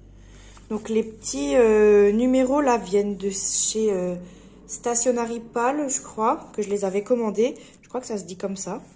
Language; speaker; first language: French; native; French